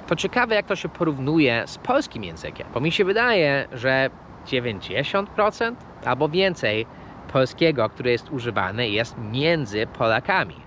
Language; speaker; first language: Polish; non-native, fluent; English